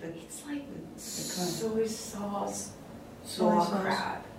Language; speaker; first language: English; early bilingual, other home language; Korean